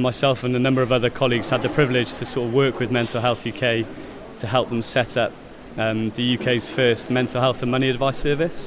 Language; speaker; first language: English; native; English